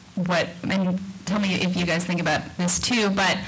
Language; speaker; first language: English; native; English